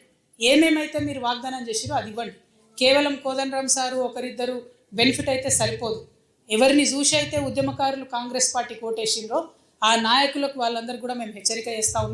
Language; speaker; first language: Telugu; native; Telugu